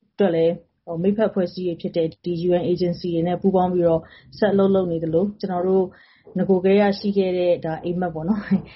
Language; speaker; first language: Burmese; native; Burmese